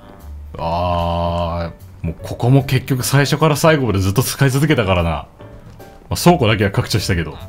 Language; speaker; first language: Japanese; native; Japanese